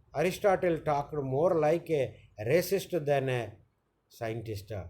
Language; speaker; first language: English; non-native, local second language; Telugu